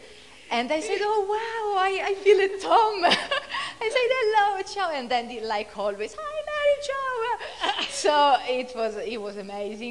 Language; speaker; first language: English; non-native, fluent; Italian